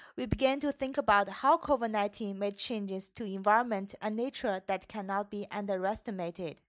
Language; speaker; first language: English; non-native, fluent; Chinese